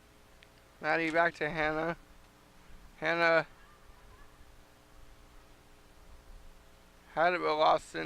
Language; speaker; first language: English; native; English